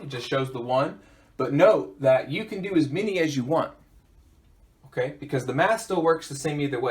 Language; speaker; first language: English; native; English